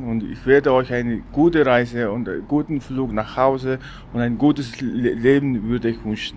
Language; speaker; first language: German; non-native, fluent; Mongolian